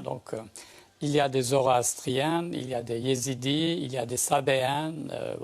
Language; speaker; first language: French; native; French